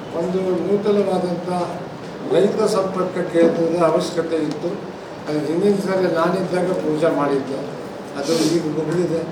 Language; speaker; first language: Kannada; non-native, local second language; Lambadi